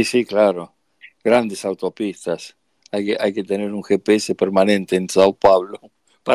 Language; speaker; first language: Spanish; native; Spanish